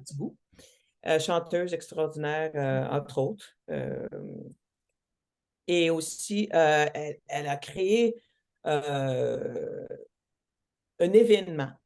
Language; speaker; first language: French; non-native, local second language; English